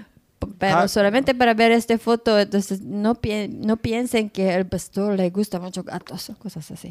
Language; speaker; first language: Spanish; non-native, learner; Japanese